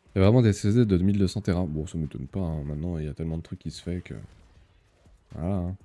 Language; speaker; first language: French; native; French